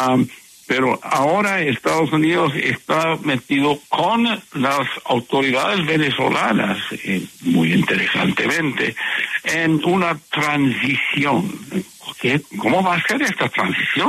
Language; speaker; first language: Spanish; non-native, fluent; English